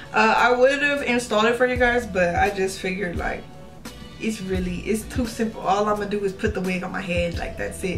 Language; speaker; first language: English; native; English